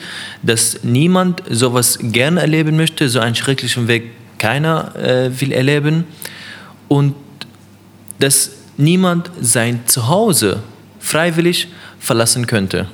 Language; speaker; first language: German; non-native, fluent; Arabic